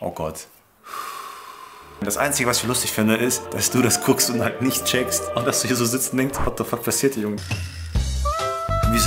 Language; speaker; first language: German; native; German